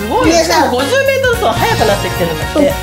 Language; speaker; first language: Japanese; native; Japanese